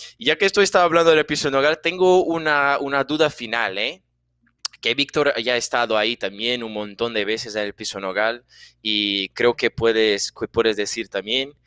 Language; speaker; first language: Spanish; non-native, fluent; Portuguese